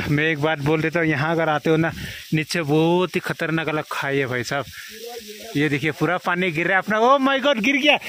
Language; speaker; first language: Hindi; non-native, local second language; Assamese